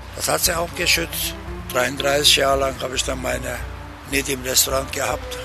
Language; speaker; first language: German; non-native, learner; Turkish